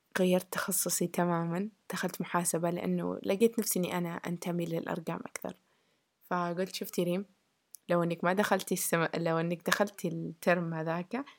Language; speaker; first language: Arabic; early bilingual, heritage; Arabic